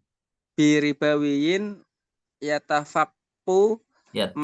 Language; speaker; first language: Arabic; non-native, learner; Indonesian